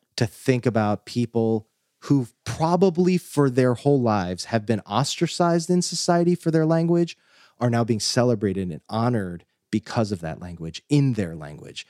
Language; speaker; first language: English; native; English